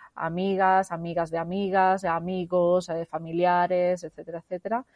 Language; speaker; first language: Spanish; native; Spanish